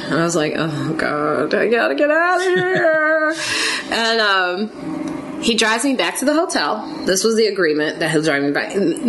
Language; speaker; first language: English; native; English